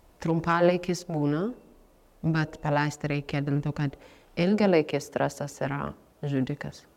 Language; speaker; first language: Lithuanian; non-native, fluent; Amharic